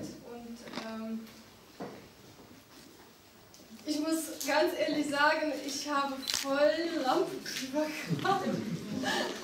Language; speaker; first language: German; non-native, fluent; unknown